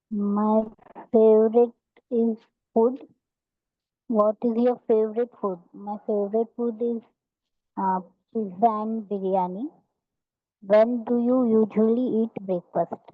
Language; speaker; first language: English; non-native, learner; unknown